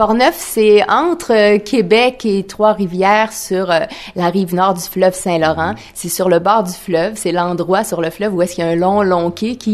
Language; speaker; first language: French; native; French